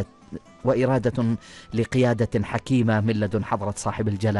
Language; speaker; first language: Arabic; native; Arabic